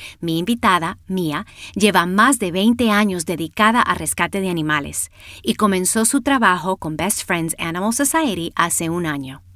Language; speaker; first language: Spanish; early bilingual, heritage; Spanish